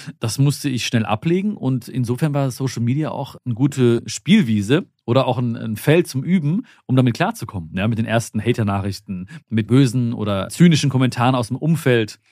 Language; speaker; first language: German; early bilingual, other home language; Malayalam